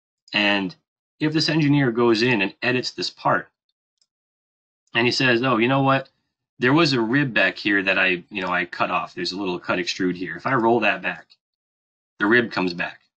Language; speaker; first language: English; native; English